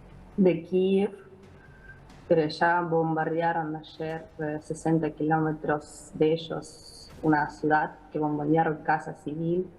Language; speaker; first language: Spanish; non-native, fluent; Ukrainian